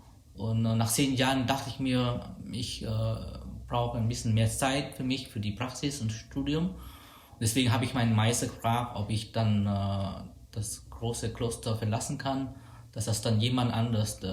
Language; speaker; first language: German; non-native, fluent; Vietnamese